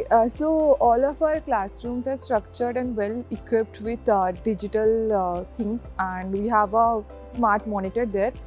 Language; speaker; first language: English; non-native, local second language; Bangla